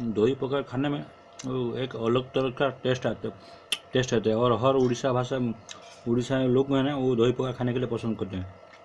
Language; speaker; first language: Hindi; non-native, local second language; Odia